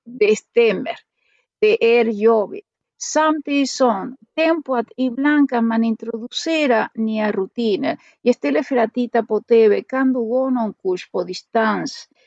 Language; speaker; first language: Swedish; non-native, fluent; Spanish